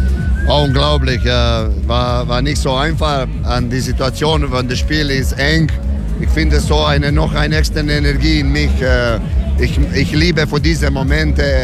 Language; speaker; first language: German; non-native, fluent; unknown